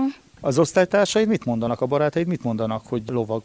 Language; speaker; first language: Hungarian; native; Hungarian